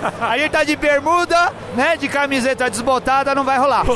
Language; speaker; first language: Portuguese; native; Portuguese